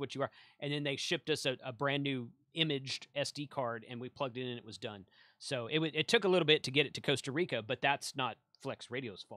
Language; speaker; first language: English; native; English